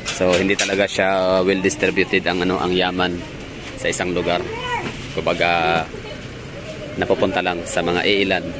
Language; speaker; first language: Filipino; non-native, local second language; Cebuano